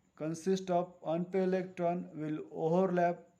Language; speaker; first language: English; non-native, local second language; Marathi